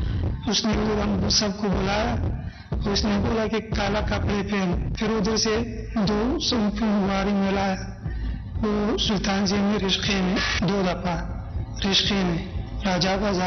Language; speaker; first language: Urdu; non-native, local second language; Pashto